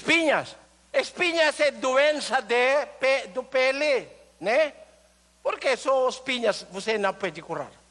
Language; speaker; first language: Portuguese; non-native, learner; Filipino